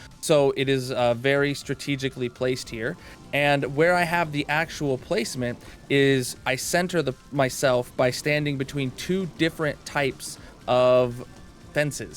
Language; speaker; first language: English; native; English